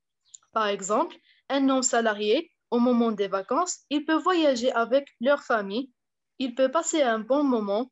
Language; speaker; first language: French; non-native, fluent; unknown